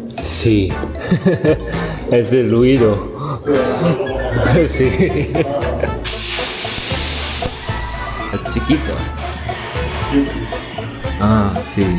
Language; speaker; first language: Spanish; non-native, learner; Korean